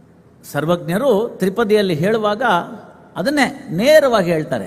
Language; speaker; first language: Kannada; native; Kannada